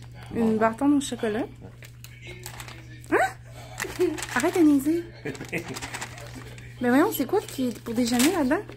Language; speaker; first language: French; native; French